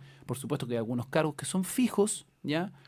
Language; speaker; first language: Spanish; native; Spanish